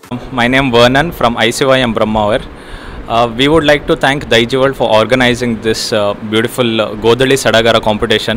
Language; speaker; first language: English; non-native, local second language; Konkani